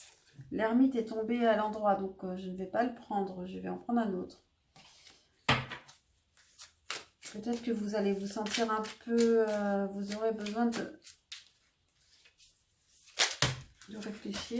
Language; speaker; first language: French; native; French